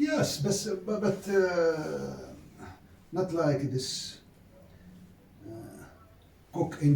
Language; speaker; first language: English; non-native, learner; Arabic